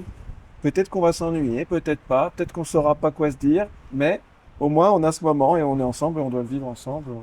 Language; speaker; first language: French; native; French